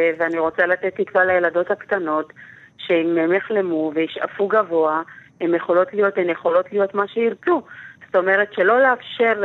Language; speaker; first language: Hebrew; native; Hebrew